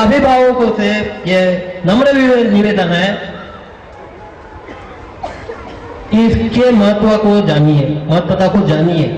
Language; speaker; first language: Hindi; non-native, local second language; Marathi